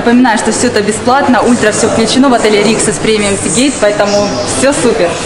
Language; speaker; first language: Russian; native; Russian